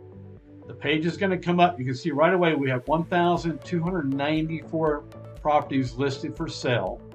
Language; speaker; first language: English; native; English